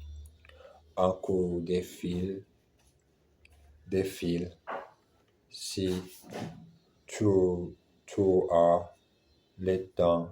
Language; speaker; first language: French; non-native, learner; German